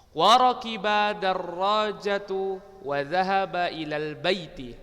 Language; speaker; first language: Arabic; non-native, fluent; Indonesian